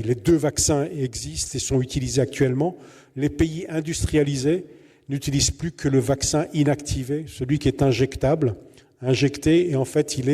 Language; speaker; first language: French; native; French